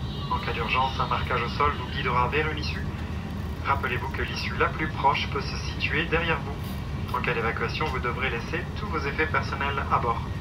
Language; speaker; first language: French; native; French